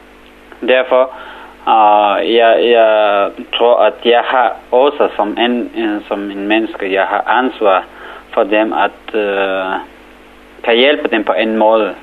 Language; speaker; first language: Danish; non-native, learner; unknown